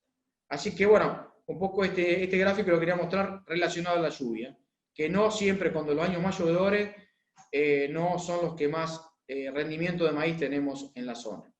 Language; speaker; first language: Spanish; native; Spanish